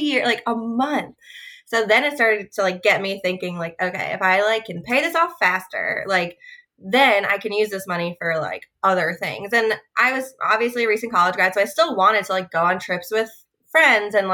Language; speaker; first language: English; native; English